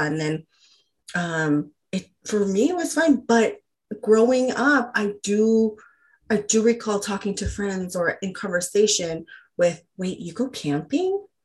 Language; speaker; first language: English; early bilingual, other home language; Spanish